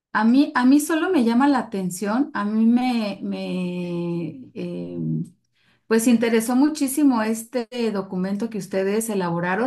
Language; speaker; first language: Spanish; native; Spanish